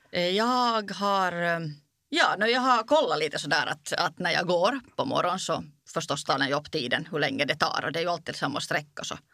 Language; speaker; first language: Swedish; native; Swedish